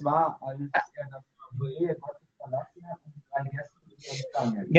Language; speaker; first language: German; native; German